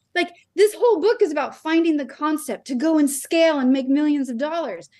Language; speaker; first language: English; native; English